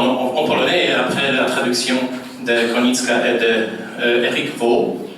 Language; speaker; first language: French; non-native, fluent; Polish